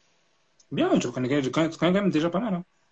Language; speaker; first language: French; native; French